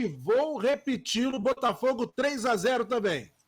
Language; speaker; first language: Portuguese; native; Portuguese